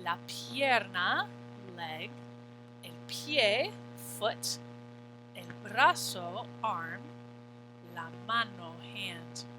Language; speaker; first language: Spanish; non-native, fluent; English